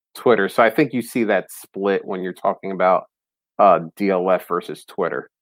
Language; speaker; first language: English; native; English